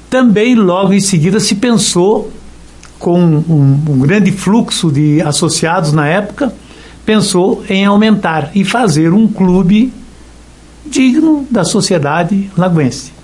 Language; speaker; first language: Portuguese; native; Portuguese